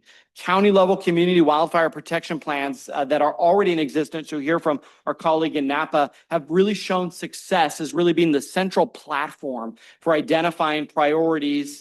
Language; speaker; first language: English; native; English